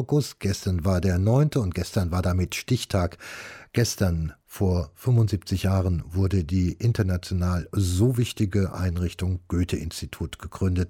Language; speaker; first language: German; native; German